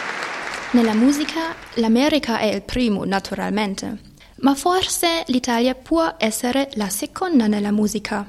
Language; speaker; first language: Italian; non-native, learner; German